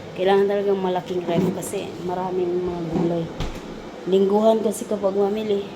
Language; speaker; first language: Filipino; non-native, local second language; Cebuano